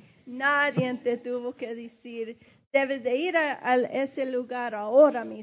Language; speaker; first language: Spanish; early bilingual, heritage; English